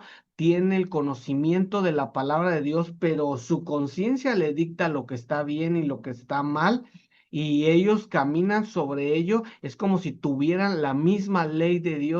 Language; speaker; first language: Spanish; native; Spanish